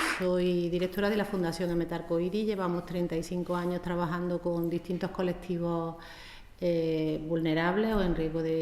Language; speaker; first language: Spanish; native; Spanish